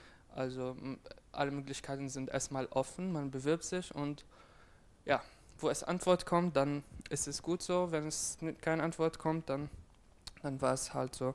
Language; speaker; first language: German; non-native, fluent; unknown